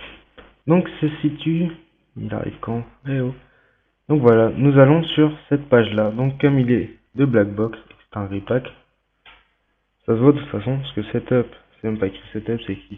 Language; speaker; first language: French; native; French